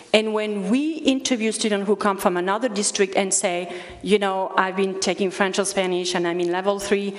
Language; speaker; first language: English; early bilingual, other home language; Spanish